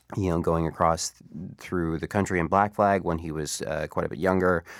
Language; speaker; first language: English; native; English